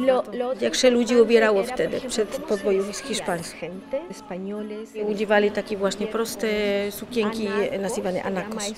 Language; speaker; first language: Polish; non-native, learner; Spanish